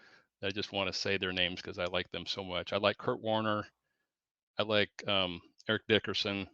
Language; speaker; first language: English; native; English